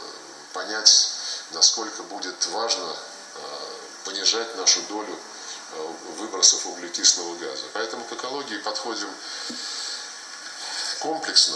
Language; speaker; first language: Russian; native; Russian